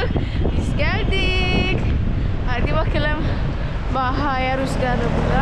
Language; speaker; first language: Turkish; non-native, learner; Indonesian